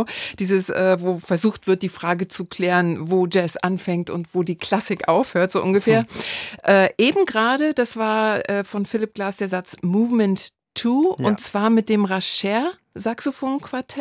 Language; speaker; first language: German; native; German